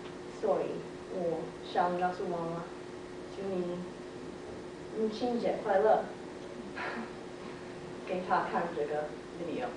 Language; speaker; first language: Chinese; non-native, learner; English